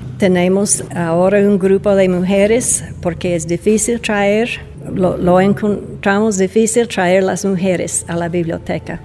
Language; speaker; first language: Spanish; non-native, fluent; English